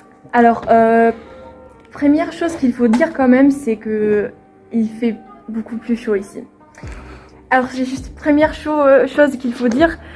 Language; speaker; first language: French; non-native, fluent; Swedish